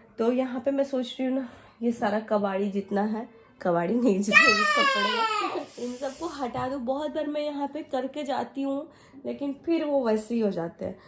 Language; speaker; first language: Hindi; native; Hindi